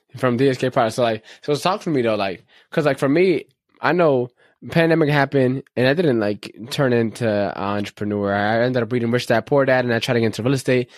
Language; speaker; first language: English; native; English